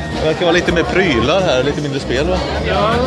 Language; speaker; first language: Swedish; native; Swedish